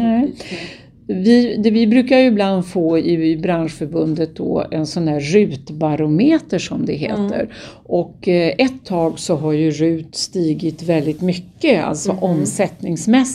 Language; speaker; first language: Swedish; native; Swedish